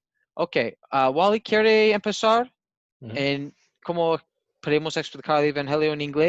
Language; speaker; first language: Spanish; non-native, learner; English